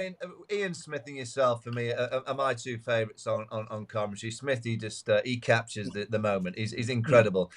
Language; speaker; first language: English; native; English